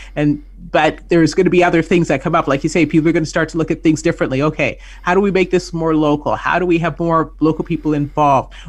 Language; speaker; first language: English; native; English